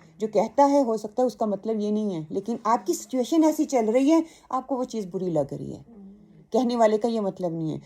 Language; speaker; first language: Urdu; native; Urdu